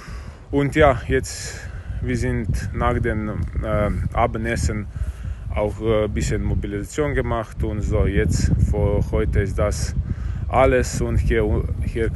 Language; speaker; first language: German; non-native, learner; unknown